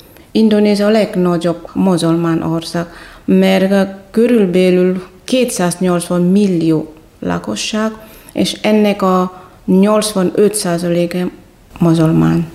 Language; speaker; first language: Hungarian; non-native, fluent; Batak Toba